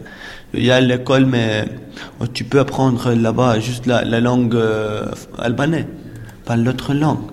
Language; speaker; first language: French; non-native, learner; Albanian